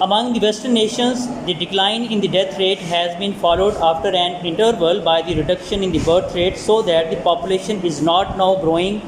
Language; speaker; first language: English; non-native, local second language; Urdu